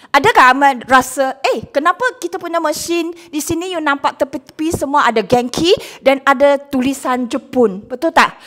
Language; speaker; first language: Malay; non-native, local second language; Chinese